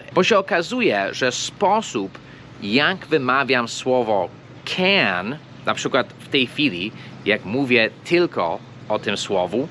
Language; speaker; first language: Polish; non-native, fluent; English